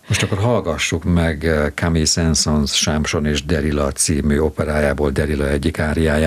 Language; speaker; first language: Hungarian; native; Hungarian